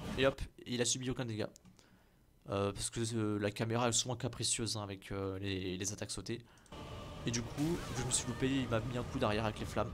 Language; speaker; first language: French; native; French